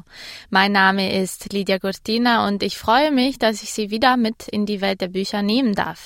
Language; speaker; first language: German; native; German